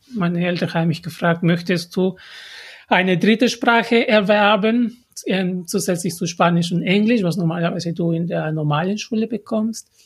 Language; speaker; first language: German; non-native, fluent; Spanish